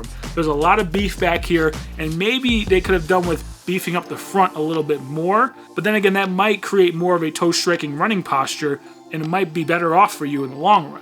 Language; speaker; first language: English; native; English